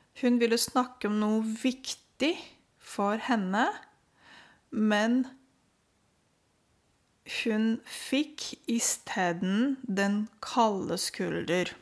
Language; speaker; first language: Norwegian; non-native, fluent; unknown